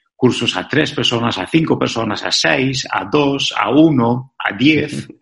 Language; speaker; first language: Spanish; non-native, fluent; Dutch